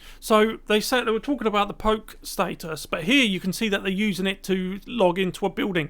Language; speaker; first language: English; native; English